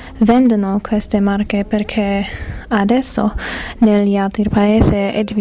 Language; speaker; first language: Italian; non-native, learner; English